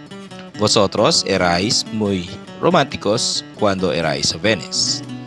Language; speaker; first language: Spanish; non-native, fluent; Filipino